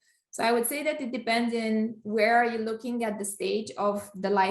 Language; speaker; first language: English; non-native, fluent; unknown